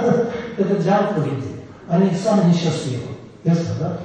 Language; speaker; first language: Russian; non-native, learner; Tibetan